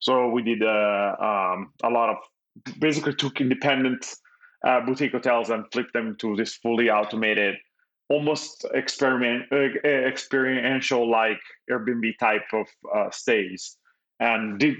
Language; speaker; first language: English; non-native, fluent; Italian